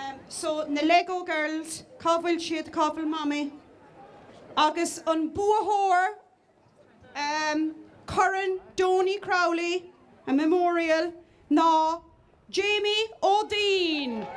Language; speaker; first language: Irish; native; Irish